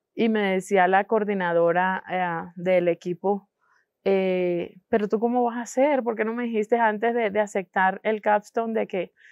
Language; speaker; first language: Spanish; non-native, local second language; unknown